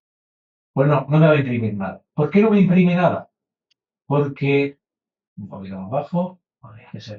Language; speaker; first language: Spanish; native; Spanish